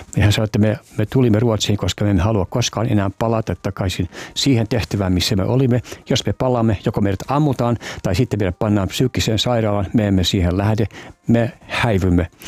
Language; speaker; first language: Finnish; native; Finnish